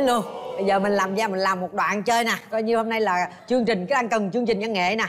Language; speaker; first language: Vietnamese; native; Vietnamese